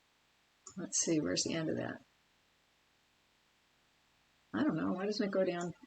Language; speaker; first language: English; native; English